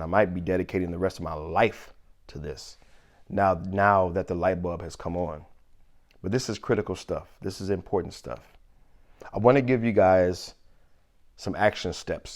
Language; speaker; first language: English; native; English